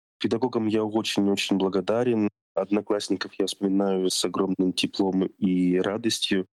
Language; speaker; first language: Russian; native; Russian